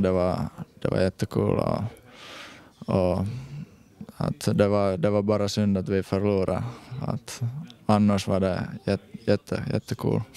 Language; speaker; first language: Swedish; non-native, learner; Finnish